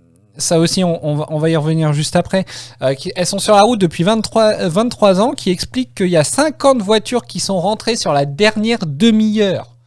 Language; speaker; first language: French; native; French